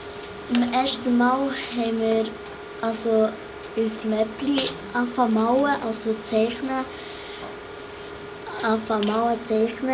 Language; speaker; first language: German; early bilingual, other home language; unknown